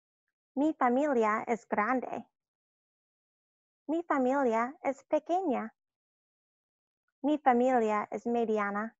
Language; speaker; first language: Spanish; non-native, fluent; English